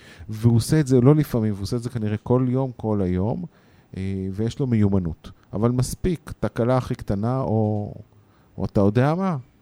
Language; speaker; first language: Hebrew; native; Hebrew